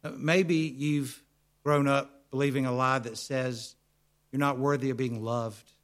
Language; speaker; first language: English; native; English